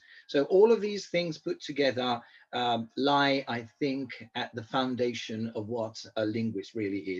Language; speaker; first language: English; non-native, fluent; Italian